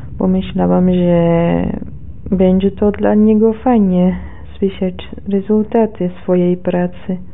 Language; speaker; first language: Polish; non-native, learner; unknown